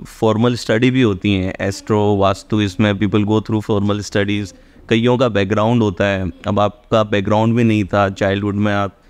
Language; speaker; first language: Hindi; native; Hindi